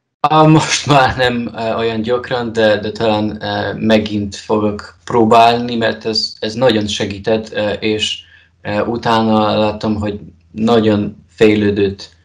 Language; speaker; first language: Hungarian; non-native, learner; Polish